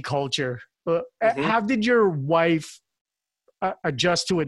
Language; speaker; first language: English; non-native, local second language; Filipino